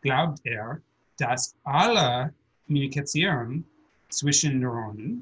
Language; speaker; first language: German; non-native, learner; English